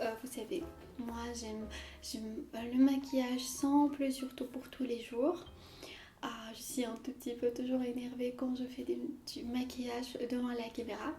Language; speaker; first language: French; non-native, fluent; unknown